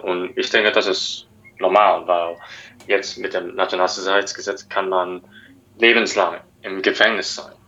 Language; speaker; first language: German; non-native, learner; Cantonese